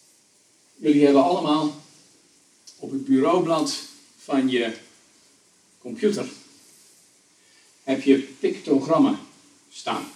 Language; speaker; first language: Dutch; native; Dutch